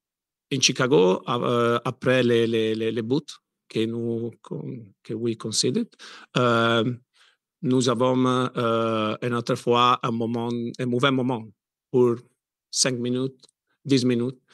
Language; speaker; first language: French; non-native, learner; Italian